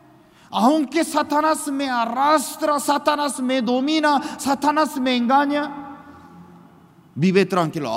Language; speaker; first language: Spanish; non-native, fluent; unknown